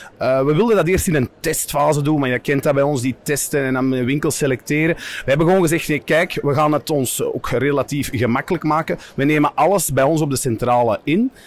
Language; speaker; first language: Dutch; native; Dutch